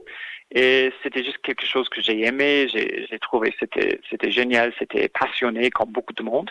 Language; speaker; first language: French; non-native, fluent; English